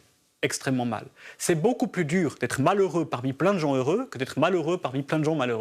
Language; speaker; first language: French; native; French